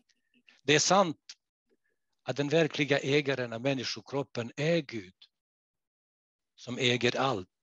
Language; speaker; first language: Swedish; non-native, fluent; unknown